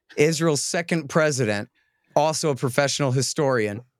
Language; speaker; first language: English; native; English